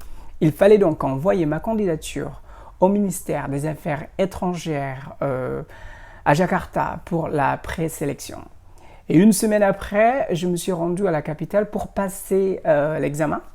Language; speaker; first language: French; non-native, fluent; Indonesian